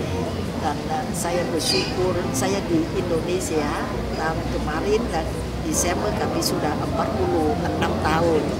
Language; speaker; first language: Indonesian; non-native, fluent; Vietnamese